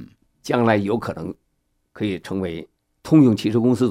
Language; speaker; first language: Chinese; native; Chinese